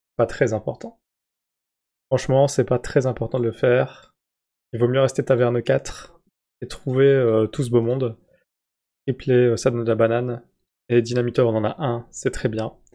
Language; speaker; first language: French; native; French